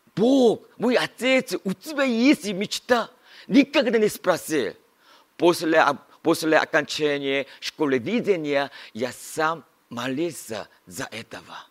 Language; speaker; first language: Russian; non-native, learner; Korean